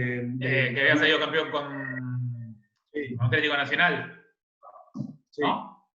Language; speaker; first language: Spanish; native; Spanish